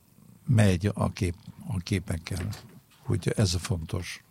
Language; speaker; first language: Hungarian; non-native, fluent; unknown